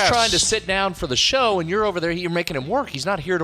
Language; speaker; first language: English; native; English